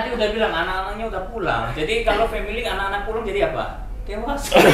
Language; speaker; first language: Indonesian; native; Indonesian